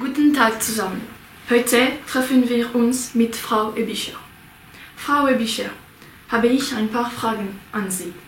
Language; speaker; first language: German; non-native, local second language; French